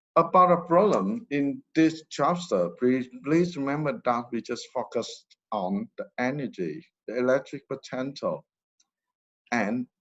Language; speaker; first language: English; non-native, fluent; Vietnamese